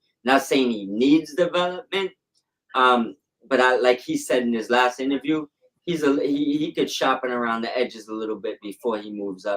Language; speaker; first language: English; native; English